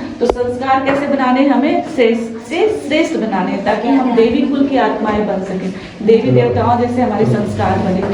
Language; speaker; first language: Hindi; native; Hindi